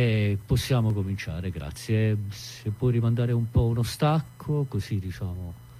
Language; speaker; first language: Italian; native; Italian